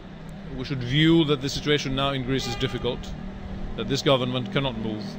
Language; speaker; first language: English; non-native, fluent; Greek